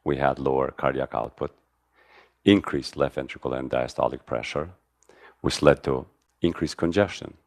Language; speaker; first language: English; non-native, fluent; Albanian